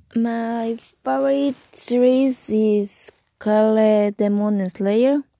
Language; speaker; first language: English; non-native, learner; Spanish